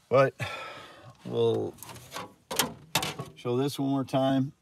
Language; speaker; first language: English; native; English